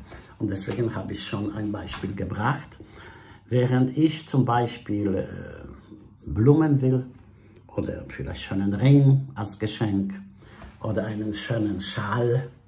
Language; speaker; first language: German; non-native, fluent; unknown